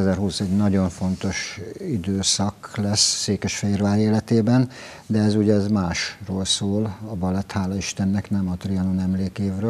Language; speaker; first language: Hungarian; native; Hungarian